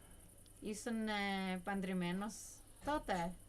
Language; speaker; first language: Greek; early bilingual, heritage; English